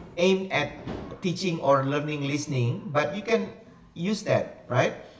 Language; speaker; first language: English; non-native, fluent; Indonesian